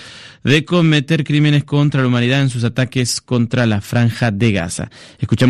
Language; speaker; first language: Spanish; native; Spanish